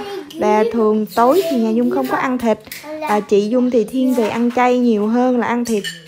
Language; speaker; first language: Vietnamese; native; Vietnamese